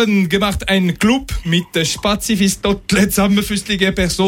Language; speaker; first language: German; non-native, learner; French